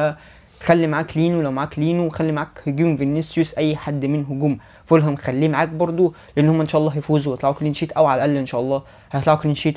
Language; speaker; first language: Arabic; native; Arabic